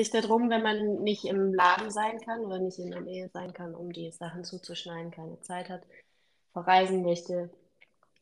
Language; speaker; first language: German; native; German